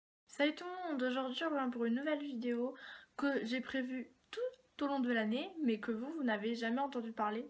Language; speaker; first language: French; native; French